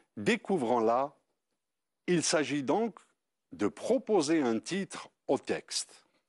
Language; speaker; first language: French; non-native, local second language; Arabic